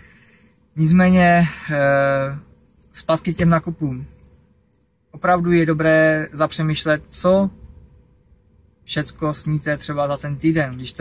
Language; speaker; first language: Czech; native; Czech